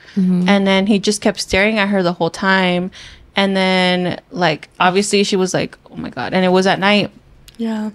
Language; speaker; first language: English; native; English